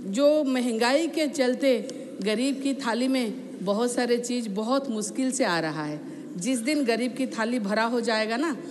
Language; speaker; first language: Hindi; non-native, local second language; Odia